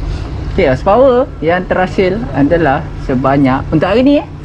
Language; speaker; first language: Malay; native; Malay